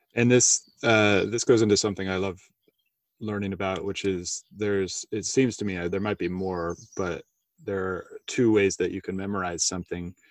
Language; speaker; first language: English; native; English